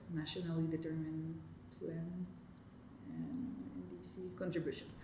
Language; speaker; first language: Spanish; non-native, fluent; English